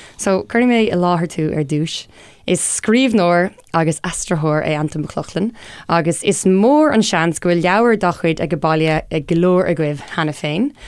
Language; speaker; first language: Irish; non-native, local second language; English